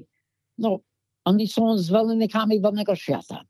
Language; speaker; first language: Polish; non-native, fluent; English